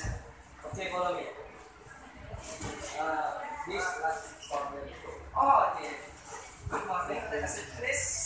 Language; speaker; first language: English; non-native, learner; Indonesian